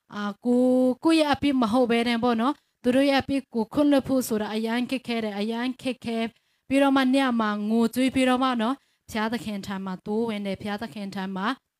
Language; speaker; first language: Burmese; non-native, local second language; Tedim Chin